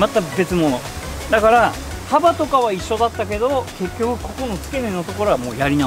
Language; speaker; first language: Japanese; native; Japanese